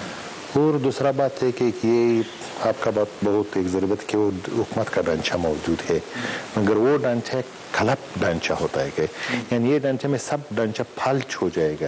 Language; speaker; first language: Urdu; non-native, learner; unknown